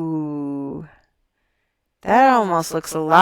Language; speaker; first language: English; native; English